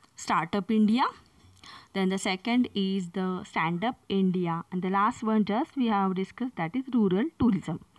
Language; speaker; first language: English; non-native, local second language; Marathi